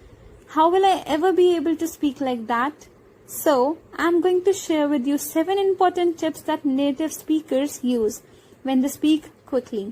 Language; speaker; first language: English; non-native, local second language; Hindi